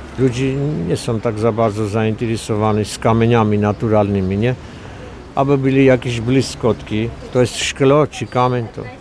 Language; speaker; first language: Polish; non-native, fluent; Armenian